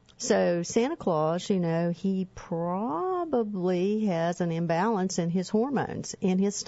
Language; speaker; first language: English; native; English